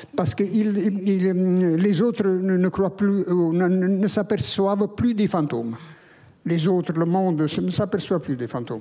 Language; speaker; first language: French; non-native, fluent; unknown